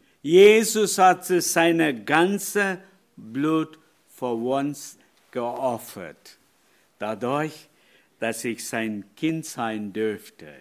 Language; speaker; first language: German; non-native, learner; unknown